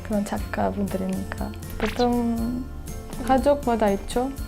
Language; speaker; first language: Korean; non-native, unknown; Russian